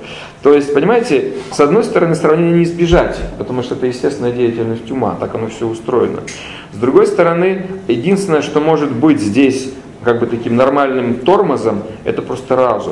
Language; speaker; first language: Russian; native; Russian